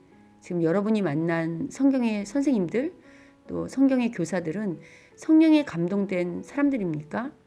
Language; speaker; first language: Korean; native; Korean